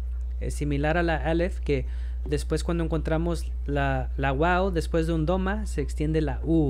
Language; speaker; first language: Spanish; early bilingual, heritage; Spanish